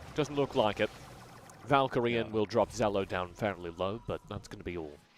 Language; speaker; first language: English; native; English